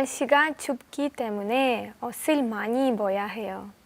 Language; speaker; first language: Korean; non-native, learner; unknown